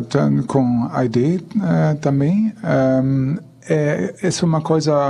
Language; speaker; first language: Portuguese; non-native, fluent; German